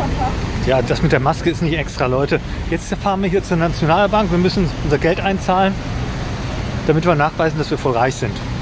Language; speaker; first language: German; native; German